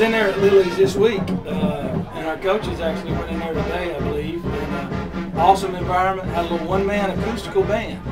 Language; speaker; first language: English; native; English